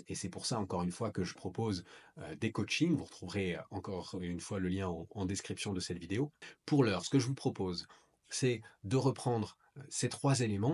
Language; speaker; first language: French; native; French